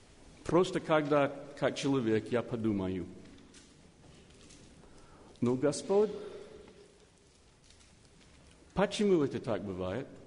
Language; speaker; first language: Russian; non-native, learner; English